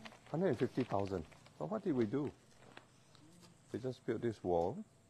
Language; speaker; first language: English; non-native, local second language; Min Nan Chinese